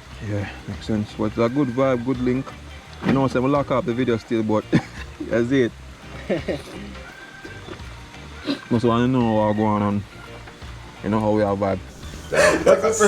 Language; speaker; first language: English; native; English